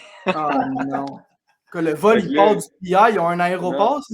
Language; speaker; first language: French; native; French